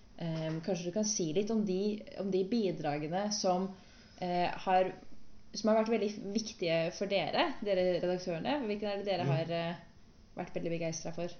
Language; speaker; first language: Norwegian; native; Norwegian